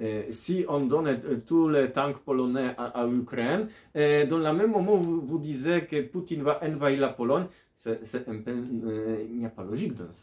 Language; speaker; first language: French; non-native, learner; Polish